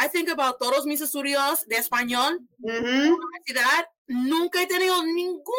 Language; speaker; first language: Spanish; non-native, fluent; English